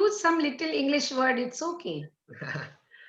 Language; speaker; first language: Hindi; native; Hindi